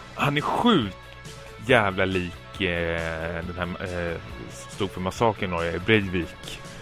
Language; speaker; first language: Swedish; native; Swedish